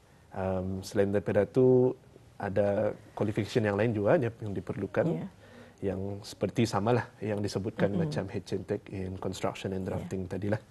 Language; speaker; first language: Malay; native; Malay